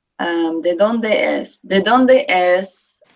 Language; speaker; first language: Spanish; non-native, fluent; English